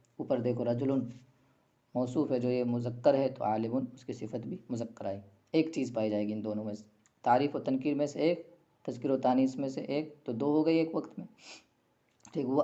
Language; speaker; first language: Urdu; native; Urdu